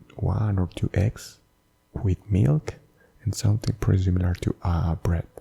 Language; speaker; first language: English; non-native, fluent; Spanish